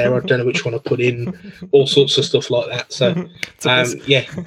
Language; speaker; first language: English; native; English